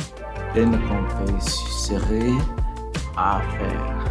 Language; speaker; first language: French; non-native, learner; English